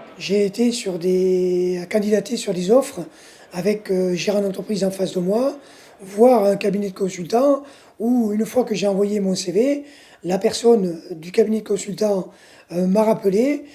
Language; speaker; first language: French; native; French